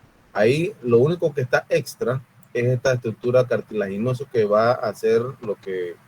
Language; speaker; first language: Spanish; native; Spanish